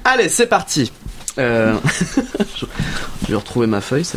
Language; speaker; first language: French; native; French